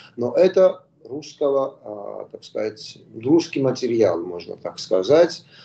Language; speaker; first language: Russian; non-native, local second language; Georgian